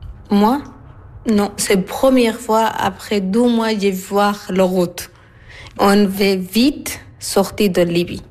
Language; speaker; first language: French; non-native, learner; Arabic